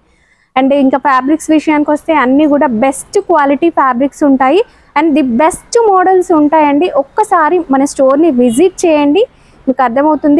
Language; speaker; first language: Telugu; native; Telugu